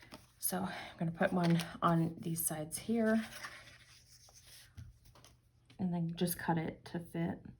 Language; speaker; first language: English; native; English